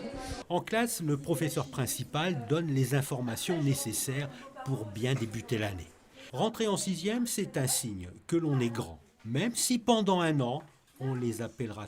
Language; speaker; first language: French; native; French